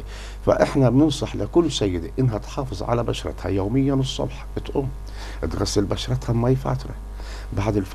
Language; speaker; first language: Arabic; native; Arabic